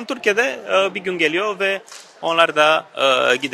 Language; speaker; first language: Turkish; non-native, learner; Romanian